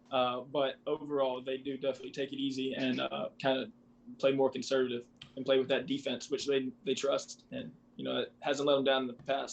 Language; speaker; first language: English; native; English